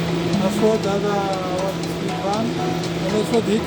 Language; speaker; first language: Arabic; non-native, learner; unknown